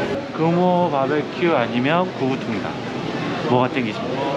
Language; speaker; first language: Korean; native; Korean